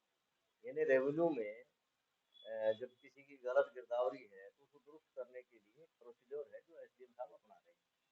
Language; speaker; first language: Hindi; native; Hindi